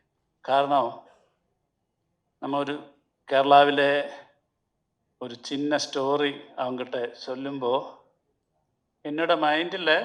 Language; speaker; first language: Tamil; non-native, learner; Malayalam